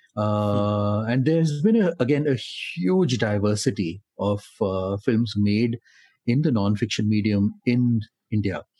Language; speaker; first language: English; non-native, local second language; Hindi